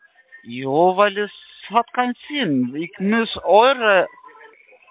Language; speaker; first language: German; non-native, learner; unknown